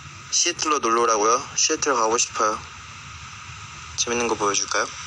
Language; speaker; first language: Korean; native; Korean